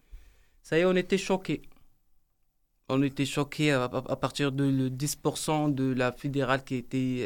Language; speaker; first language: French; non-native, learner; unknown